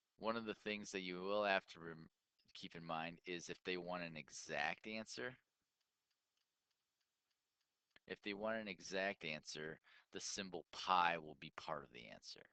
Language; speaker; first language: English; native; English